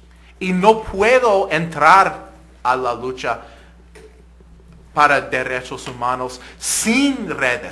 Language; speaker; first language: Spanish; non-native, fluent; English